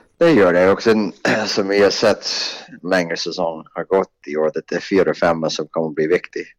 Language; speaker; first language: Norwegian; non-native, fluent; Swedish